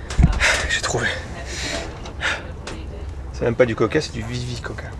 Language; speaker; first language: French; native; French